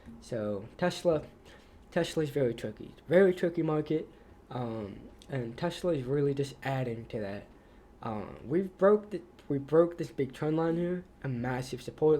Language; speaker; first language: English; native; English